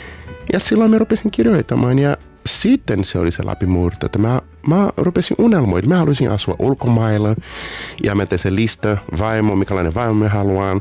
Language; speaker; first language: Finnish; non-native, learner; Portuguese